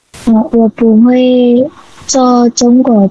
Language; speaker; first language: Chinese; non-native, learner; Burmese